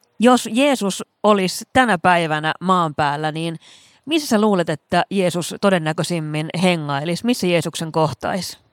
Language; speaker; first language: Finnish; native; Finnish